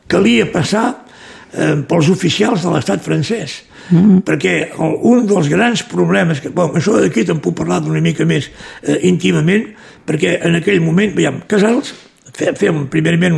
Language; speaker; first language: Catalan; native; Catalan